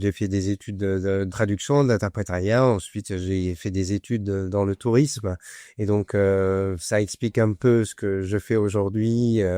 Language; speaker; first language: French; non-native, fluent; Arabic